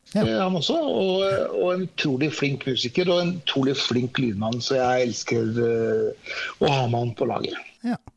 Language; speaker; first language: Norwegian; early bilingual, other home language; Persian